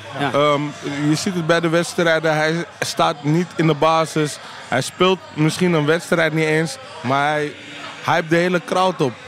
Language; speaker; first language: Dutch; native; Dutch